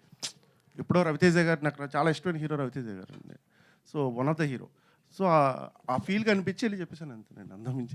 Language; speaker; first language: Telugu; native; Telugu